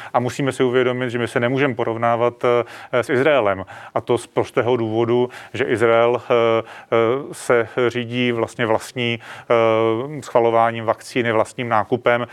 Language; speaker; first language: Czech; native; Czech